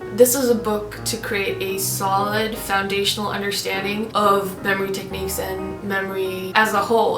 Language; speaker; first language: English; non-native, fluent; Swedish